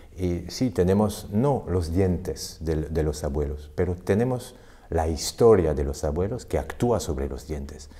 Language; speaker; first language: Spanish; non-native, fluent; French